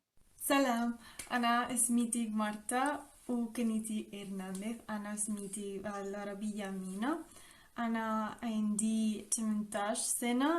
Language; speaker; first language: Arabic; non-native, learner; Spanish